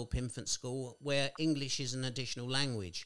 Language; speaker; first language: English; native; English